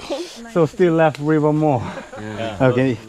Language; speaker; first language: English; non-native, learner; Korean